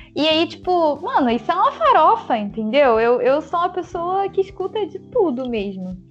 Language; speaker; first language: Portuguese; native; Portuguese